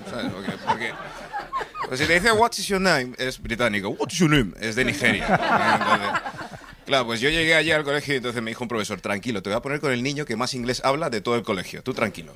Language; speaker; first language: Spanish; early bilingual, other home language; English